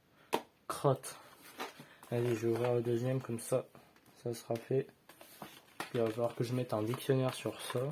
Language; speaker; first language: French; native; French